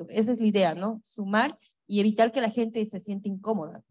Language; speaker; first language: Spanish; native; Spanish